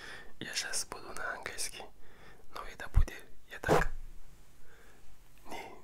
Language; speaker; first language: Russian; non-native, learner; French